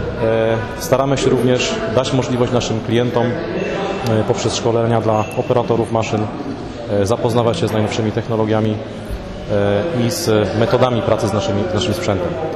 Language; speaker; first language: Polish; native; Polish